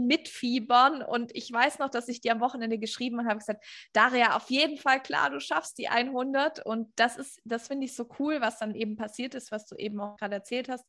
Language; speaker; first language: German; native; German